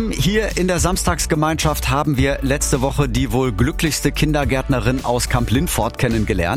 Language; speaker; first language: German; native; German